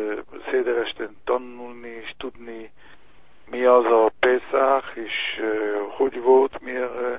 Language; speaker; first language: Hungarian; early bilingual, heritage; Hungarian